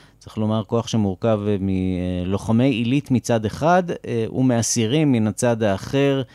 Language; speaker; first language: Hebrew; native; Hebrew